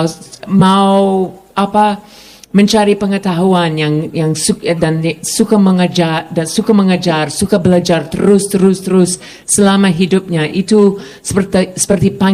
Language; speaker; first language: Indonesian; non-native, fluent; English